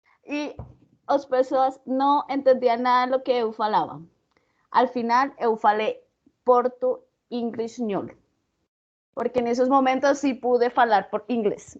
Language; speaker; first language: Portuguese; non-native, learner; Spanish